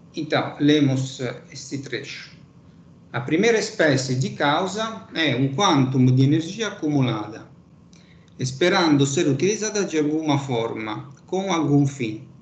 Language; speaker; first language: Portuguese; non-native, fluent; Italian